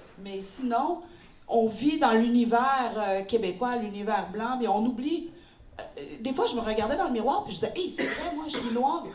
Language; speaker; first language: French; native; French